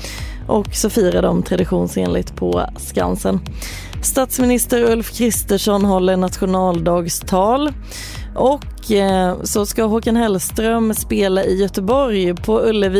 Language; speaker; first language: Swedish; native; Swedish